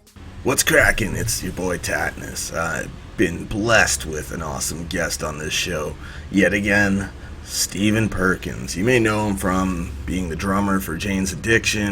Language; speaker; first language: English; native; English